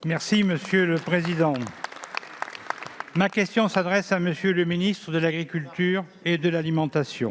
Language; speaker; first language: French; native; French